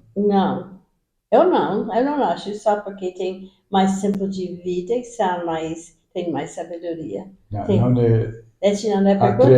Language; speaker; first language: Portuguese; non-native, fluent; English